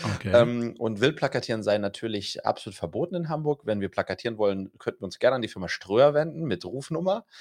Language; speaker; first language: German; native; German